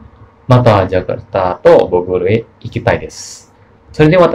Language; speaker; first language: Japanese; non-native, learner; Indonesian